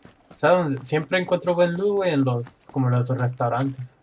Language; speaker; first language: Spanish; early bilingual, heritage; Spanish